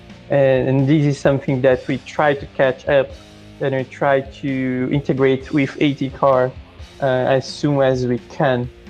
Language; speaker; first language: English; non-native, fluent; Portuguese